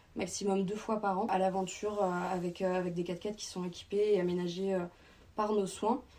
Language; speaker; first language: French; native; French